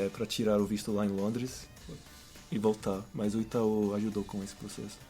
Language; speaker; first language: Portuguese; non-native, fluent; English